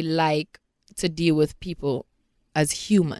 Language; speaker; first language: English; non-native, local second language; Jamaican Creole English